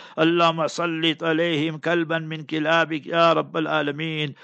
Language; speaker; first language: Arabic; non-native, fluent; English